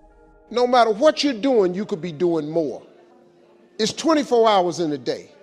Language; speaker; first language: English; native; English